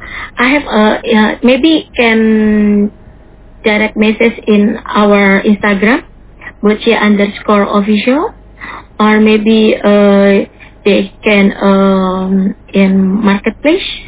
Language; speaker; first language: English; non-native, learner; Indonesian